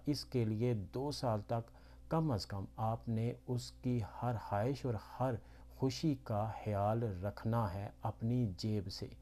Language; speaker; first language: Urdu; native; Urdu